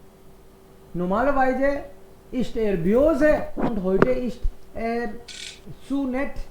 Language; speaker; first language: German; non-native, fluent; Hindi